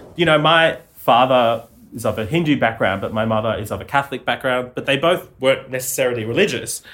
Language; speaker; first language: English; native; English